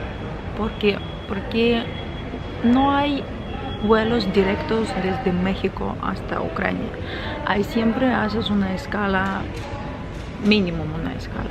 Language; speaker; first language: Spanish; non-native, fluent; Ukrainian